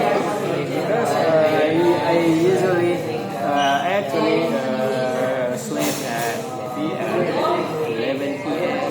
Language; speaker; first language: English; non-native, learner; Indonesian